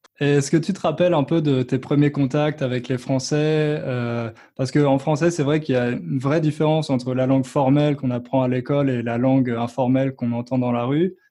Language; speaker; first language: French; native; French